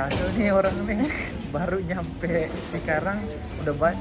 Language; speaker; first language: Indonesian; native; Indonesian